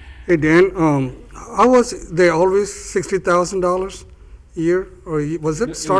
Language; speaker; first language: English; non-native, fluent; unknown